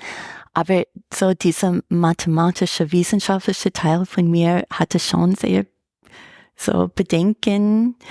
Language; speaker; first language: German; non-native, fluent; English